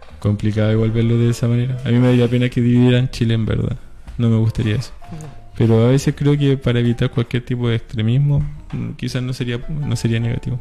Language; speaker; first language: Spanish; native; Spanish